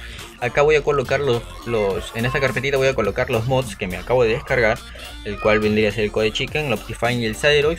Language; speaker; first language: Spanish; native; Spanish